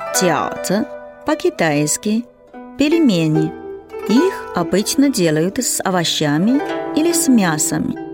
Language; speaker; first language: Russian; non-native, fluent; Chinese